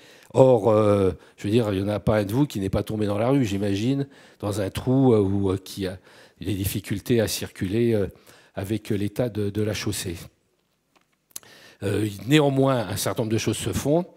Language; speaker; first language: French; native; French